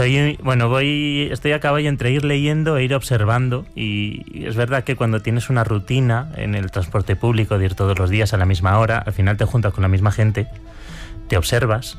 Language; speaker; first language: Spanish; native; Spanish